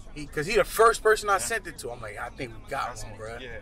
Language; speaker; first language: English; early bilingual, other home language; Haitian Creole